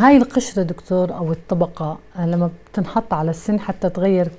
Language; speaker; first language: Arabic; native; Arabic